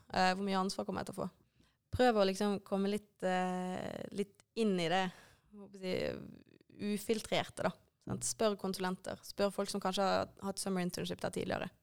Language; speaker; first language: Norwegian; native; Norwegian